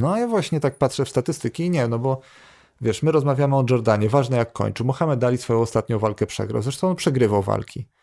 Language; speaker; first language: Polish; native; Polish